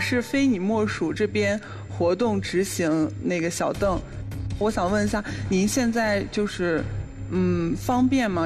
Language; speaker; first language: Chinese; native; Chinese